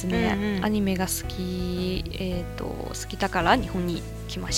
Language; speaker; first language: Japanese; non-native, fluent; Chinese